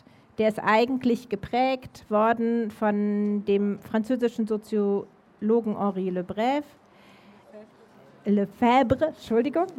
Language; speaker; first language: German; native; German